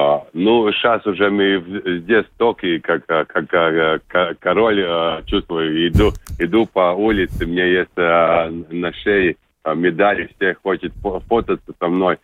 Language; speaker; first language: Russian; non-native, local second language; Latvian